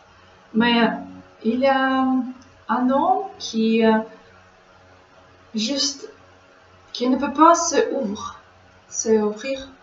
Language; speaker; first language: French; non-native, learner; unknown